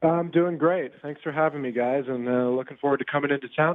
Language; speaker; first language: English; native; English